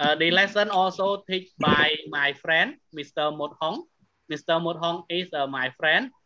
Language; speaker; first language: English; non-native, fluent; Khmer